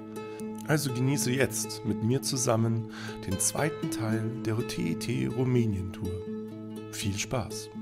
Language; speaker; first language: German; native; German